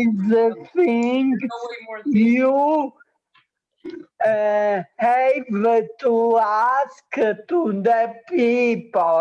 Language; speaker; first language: English; non-native, learner; Italian